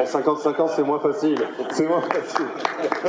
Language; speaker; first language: French; native; French